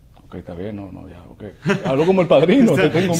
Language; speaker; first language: Spanish; native; Spanish